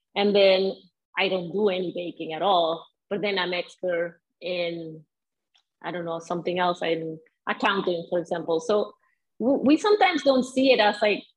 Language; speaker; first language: English; non-native, fluent; Spanish